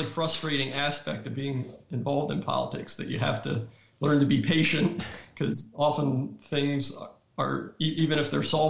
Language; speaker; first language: English; native; English